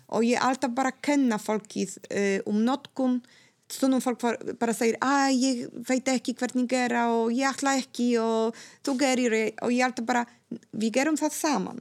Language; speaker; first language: Icelandic; non-native, fluent; Polish